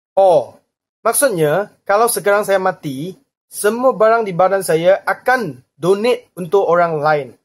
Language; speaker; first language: Malay; non-native, local second language; Chinese